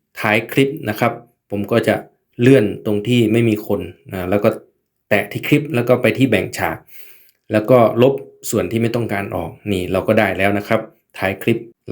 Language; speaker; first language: Thai; native; Thai